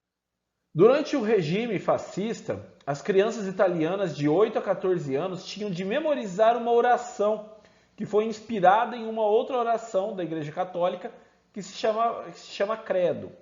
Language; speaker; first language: Portuguese; native; Portuguese